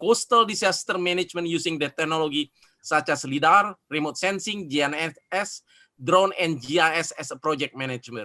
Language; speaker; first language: English; non-native, fluent; Indonesian